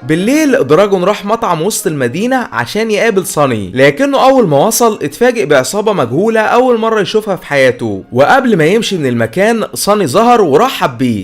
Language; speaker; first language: Arabic; native; Arabic